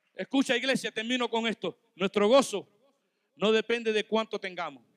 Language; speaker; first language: Spanish; native; Spanish